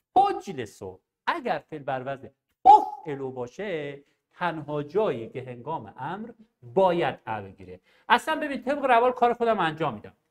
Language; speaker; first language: Persian; non-native, local second language; Arabic